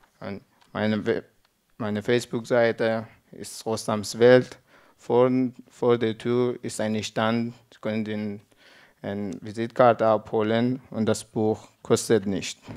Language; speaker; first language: German; non-native, learner; Persian